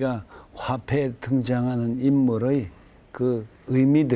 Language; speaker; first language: Korean; native; Korean